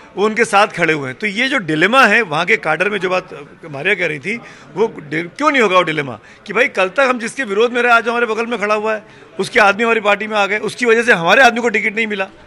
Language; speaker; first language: Hindi; native; Hindi